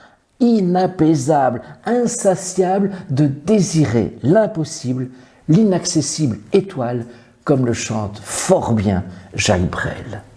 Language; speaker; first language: French; native; French